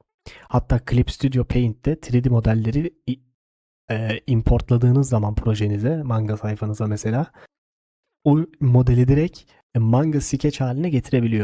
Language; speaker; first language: Turkish; native; Turkish